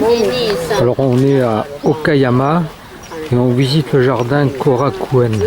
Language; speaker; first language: French; native; French